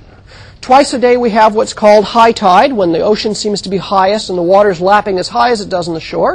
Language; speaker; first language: English; native; English